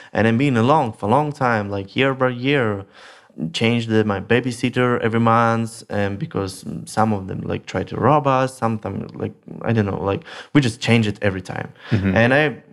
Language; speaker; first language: English; non-native, learner; Russian